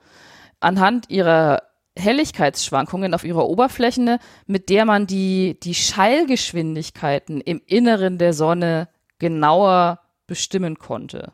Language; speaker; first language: German; native; German